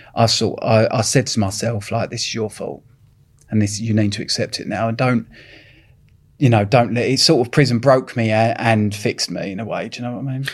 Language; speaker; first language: English; native; English